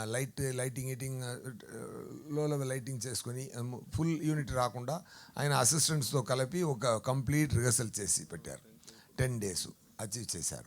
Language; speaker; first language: Telugu; non-native, learner; Tamil